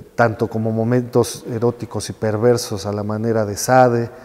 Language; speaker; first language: Spanish; native; Spanish